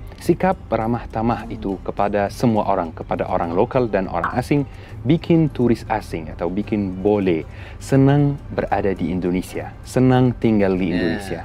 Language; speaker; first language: Indonesian; non-native, fluent; Arabic